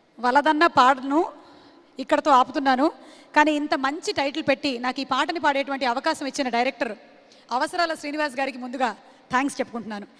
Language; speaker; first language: Telugu; native; Telugu